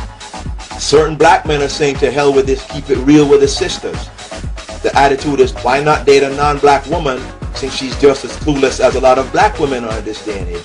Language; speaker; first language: English; native; English